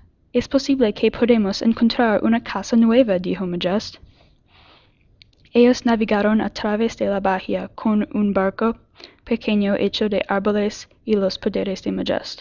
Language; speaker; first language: Spanish; non-native, learner; English